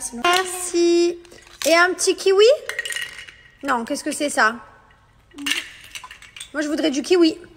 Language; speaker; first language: French; native; French